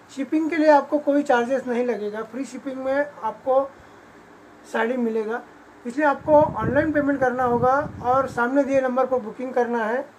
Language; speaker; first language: Hindi; non-native, local second language; Marathi